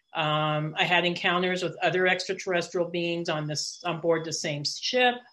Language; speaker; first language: English; early bilingual, other home language; Italian